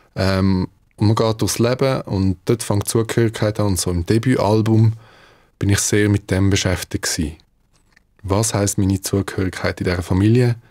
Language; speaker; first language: German; early bilingual, other home language; Dutch